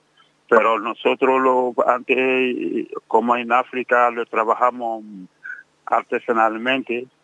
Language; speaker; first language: Spanish; non-native, fluent; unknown